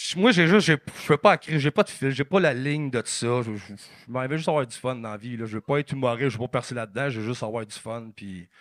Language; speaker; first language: French; native; French